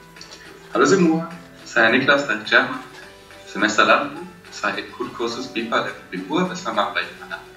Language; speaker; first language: Indonesian; non-native, learner; German